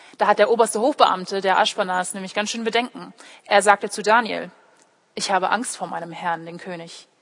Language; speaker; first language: German; early bilingual, other home language; English